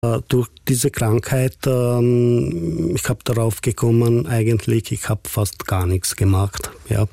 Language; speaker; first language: German; non-native, fluent; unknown